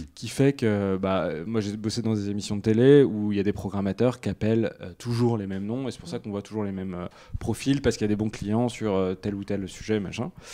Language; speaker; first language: French; native; French